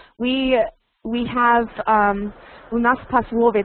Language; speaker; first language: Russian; non-native, learner; English